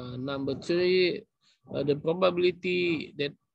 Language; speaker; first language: English; non-native, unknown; Indonesian